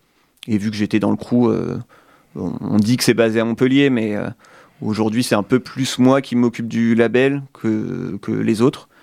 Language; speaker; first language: French; native; French